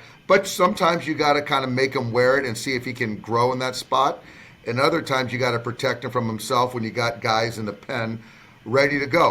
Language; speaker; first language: English; native; English